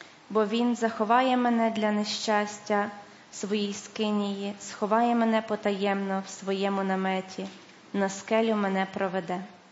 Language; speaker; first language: Ukrainian; native; Ukrainian